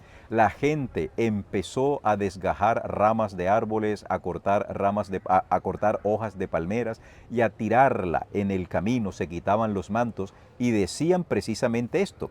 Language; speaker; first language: Spanish; native; Spanish